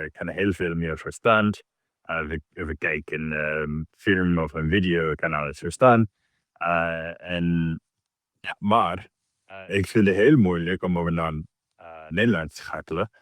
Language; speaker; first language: Dutch; non-native, learner; English